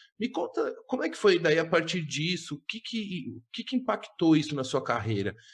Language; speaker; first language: Portuguese; native; Portuguese